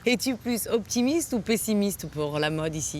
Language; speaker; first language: French; native; French